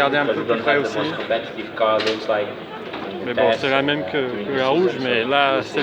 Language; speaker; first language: French; native; French